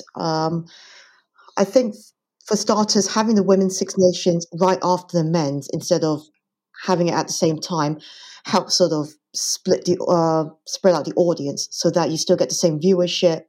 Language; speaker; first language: English; non-native, local second language; Cantonese